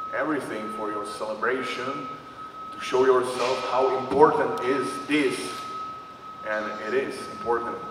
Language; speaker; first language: English; non-native, fluent; Czech